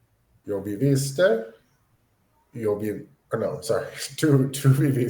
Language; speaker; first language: Spanish; non-native, learner; English